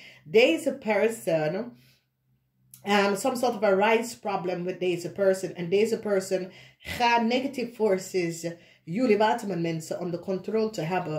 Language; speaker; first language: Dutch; non-native, learner; English